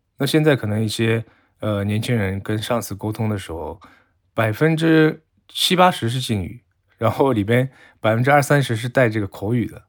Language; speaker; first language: Chinese; non-native, fluent; Japanese